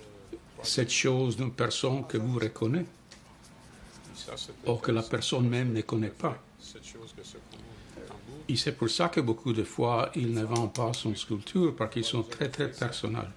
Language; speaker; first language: French; non-native, fluent; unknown